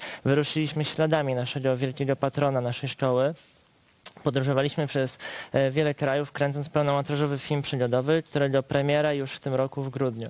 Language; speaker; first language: Polish; native; Polish